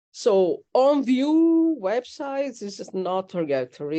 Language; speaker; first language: English; non-native, learner; Italian